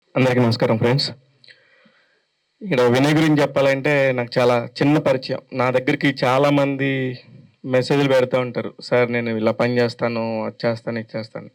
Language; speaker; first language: Telugu; native; Telugu